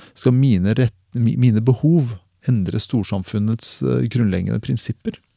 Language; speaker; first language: Norwegian; early bilingual, other home language; Persian